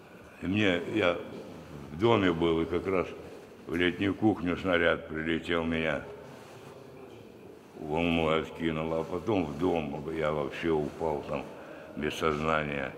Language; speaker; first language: Russian; native; Russian